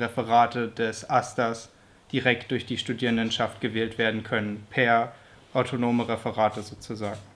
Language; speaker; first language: German; native; German